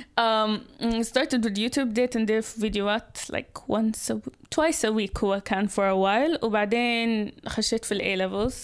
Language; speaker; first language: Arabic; early bilingual, heritage; Arabic